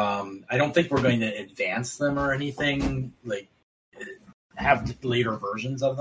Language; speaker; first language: English; native; English